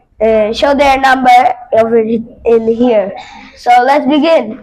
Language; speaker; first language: English; non-native, learner; Bangla